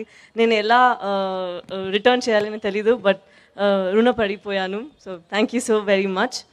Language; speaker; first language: Telugu; non-native, learner; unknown